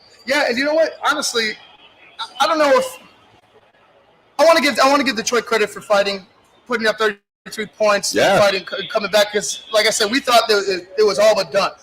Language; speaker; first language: English; native; English